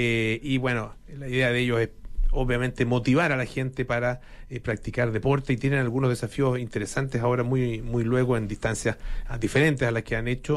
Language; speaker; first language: Spanish; native; Spanish